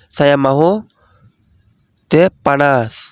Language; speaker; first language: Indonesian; non-native, learner; Bangla